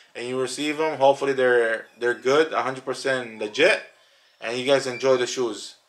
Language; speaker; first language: English; native; English